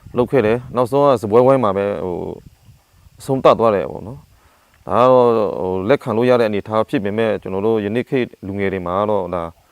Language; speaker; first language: Burmese; non-native, local second language; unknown